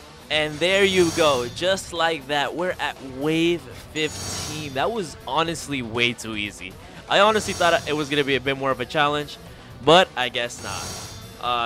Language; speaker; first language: English; early bilingual, other home language; Spanish